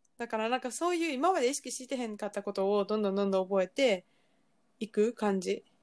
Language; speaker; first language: Japanese; native; Japanese